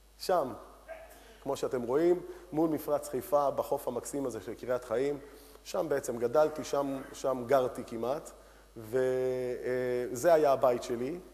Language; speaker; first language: Hebrew; early bilingual, other home language; Romanian